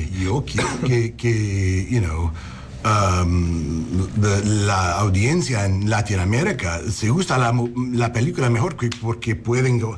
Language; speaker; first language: Spanish; non-native, learner; English